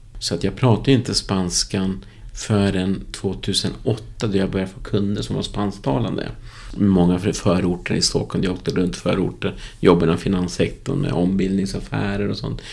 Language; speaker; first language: Swedish; early bilingual, other home language; Spanish